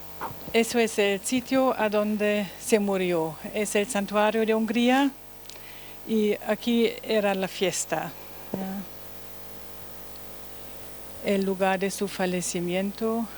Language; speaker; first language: Spanish; non-native, learner; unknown